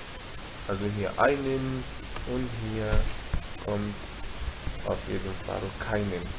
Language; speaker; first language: German; non-native, fluent; Arabic